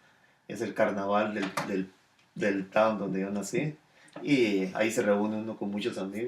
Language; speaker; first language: Spanish; native; Spanish